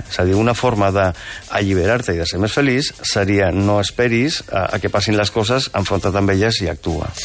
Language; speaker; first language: Catalan; non-native, local second language; Spanish